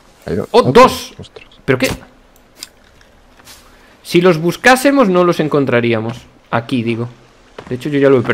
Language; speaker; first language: Spanish; native; Spanish